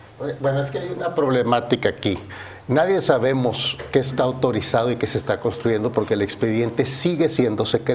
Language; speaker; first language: Spanish; native; Spanish